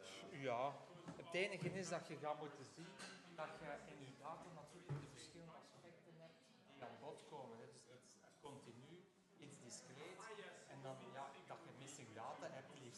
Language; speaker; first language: Dutch; native; Dutch